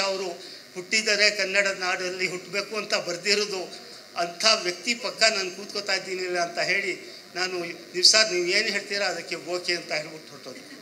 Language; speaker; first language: Kannada; non-native, local second language; Urdu